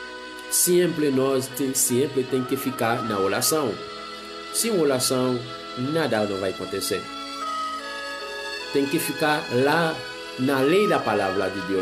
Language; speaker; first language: Portuguese; non-native, learner; Haitian Creole